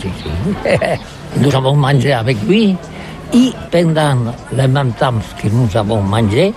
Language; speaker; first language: French; non-native, learner; Catalan